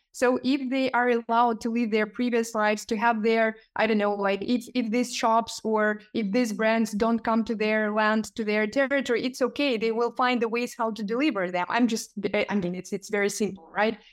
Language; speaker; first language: English; non-native, fluent; Ukrainian